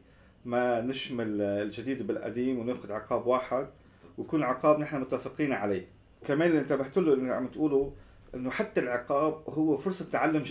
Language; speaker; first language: Arabic; native; Arabic